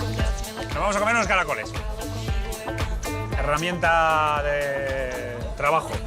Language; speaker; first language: Spanish; native; Spanish